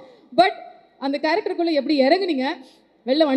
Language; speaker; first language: Tamil; native; Tamil